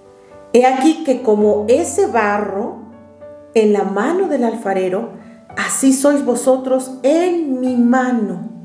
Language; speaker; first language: Spanish; native; Spanish